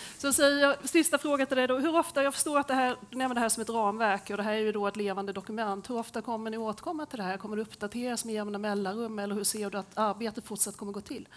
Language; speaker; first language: Swedish; native; Swedish